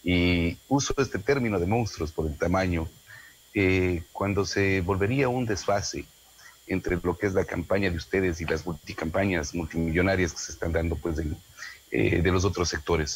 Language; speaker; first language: Spanish; native; Spanish